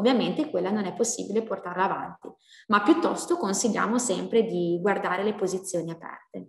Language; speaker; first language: Italian; native; Italian